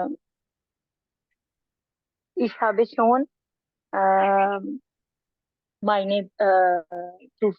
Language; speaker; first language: German; non-native, learner; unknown